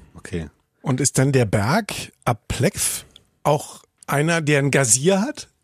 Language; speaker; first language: German; native; German